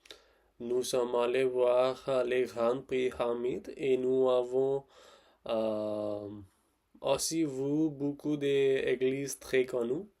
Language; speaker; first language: French; non-native, learner; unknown